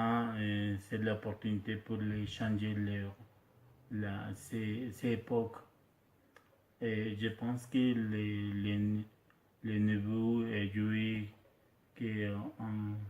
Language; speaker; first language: French; non-native, learner; Spanish